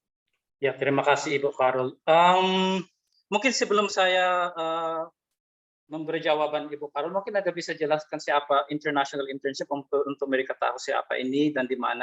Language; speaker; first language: Indonesian; non-native, fluent; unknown